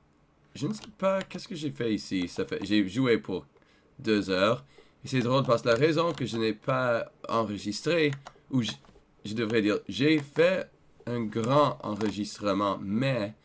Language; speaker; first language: French; non-native, learner; English